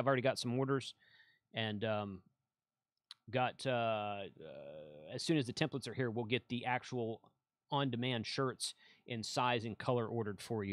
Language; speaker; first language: English; native; English